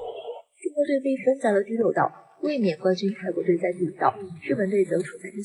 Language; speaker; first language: Chinese; native; Chinese